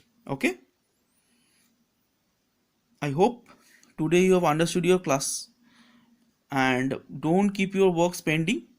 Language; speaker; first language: English; non-native, local second language; Bangla